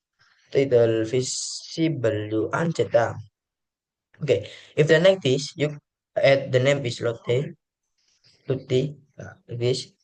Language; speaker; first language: English; non-native, learner; Indonesian